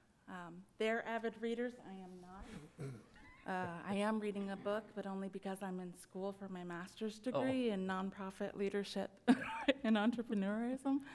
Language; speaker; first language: English; native; English